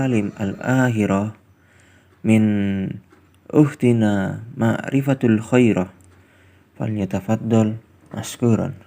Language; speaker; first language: Arabic; non-native, learner; Indonesian